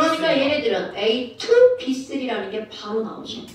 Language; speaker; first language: Korean; native; Korean